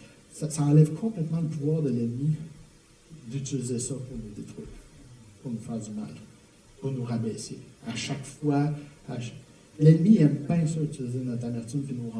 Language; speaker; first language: French; native; French